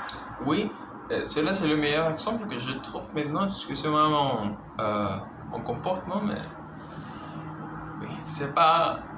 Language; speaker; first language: French; non-native, learner; Spanish